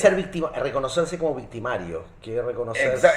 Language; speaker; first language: Spanish; native; Spanish